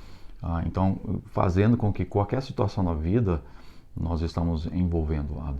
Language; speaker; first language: Portuguese; non-native, fluent; English